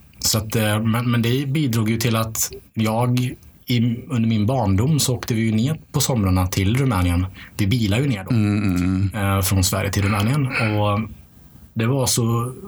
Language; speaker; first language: Swedish; early bilingual, other home language; Romanian